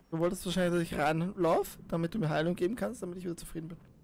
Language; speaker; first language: German; native; German